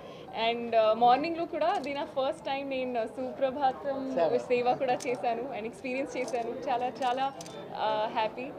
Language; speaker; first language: Telugu; non-native, local second language; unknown